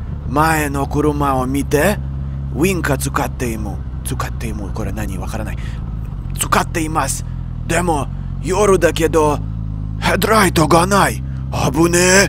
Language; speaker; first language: Japanese; non-native, learner; Russian